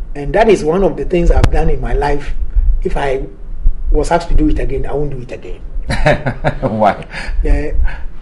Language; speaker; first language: English; non-native, local second language; Akan